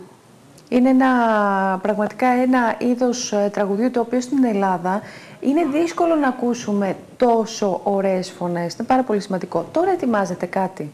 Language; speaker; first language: Greek; native; Greek